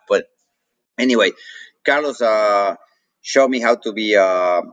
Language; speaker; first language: English; non-native, fluent; Spanish